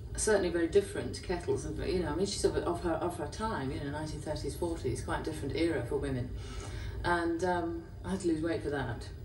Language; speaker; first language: English; native; English